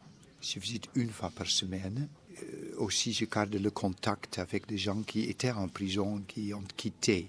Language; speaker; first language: French; non-native, fluent; Dutch